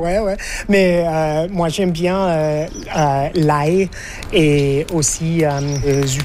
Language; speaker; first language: French; non-native, fluent; English